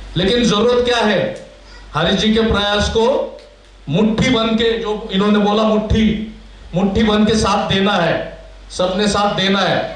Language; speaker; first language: Hindi; non-native, local second language; Marathi